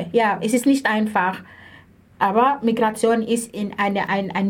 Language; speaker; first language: German; non-native, fluent; Arabic